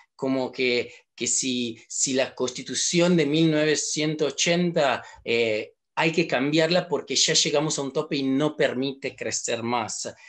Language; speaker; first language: Spanish; non-native, fluent; Italian